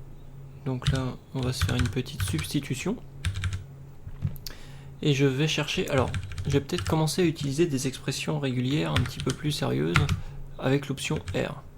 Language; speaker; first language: French; native; French